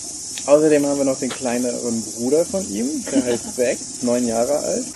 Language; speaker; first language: German; native; German